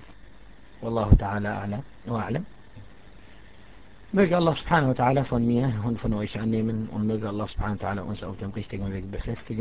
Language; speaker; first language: German; non-native, fluent; Arabic